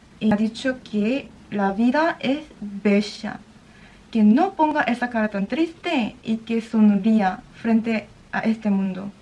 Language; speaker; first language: Spanish; non-native, fluent; Korean